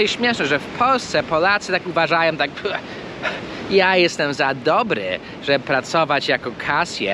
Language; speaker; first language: Polish; early bilingual, heritage; Polish